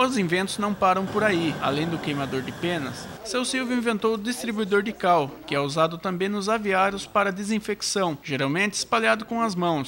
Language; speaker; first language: Portuguese; native; Portuguese